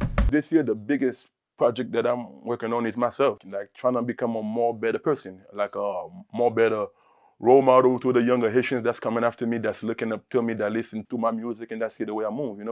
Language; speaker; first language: English; early bilingual, other home language; Haitian Creole